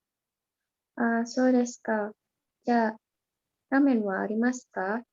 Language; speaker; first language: Japanese; non-native, learner; Indonesian